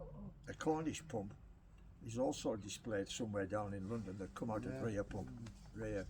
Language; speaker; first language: English; native; English